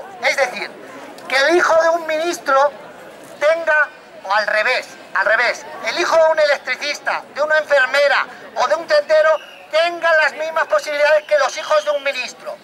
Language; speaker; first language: Spanish; native; Spanish